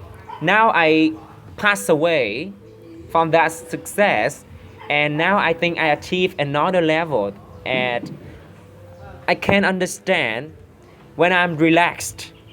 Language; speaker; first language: English; non-native, learner; Vietnamese